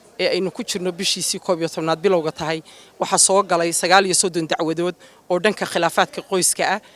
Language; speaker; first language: Somali; native; Somali